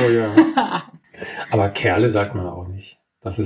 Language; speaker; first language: German; native; German